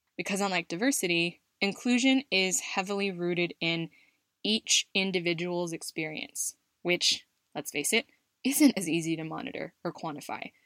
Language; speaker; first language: English; native; English